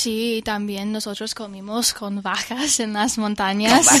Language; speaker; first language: Spanish; non-native, learner; English